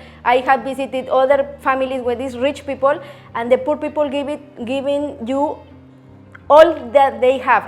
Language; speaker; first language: English; non-native, learner; Spanish